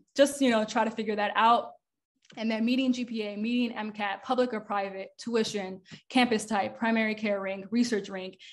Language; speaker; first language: English; native; English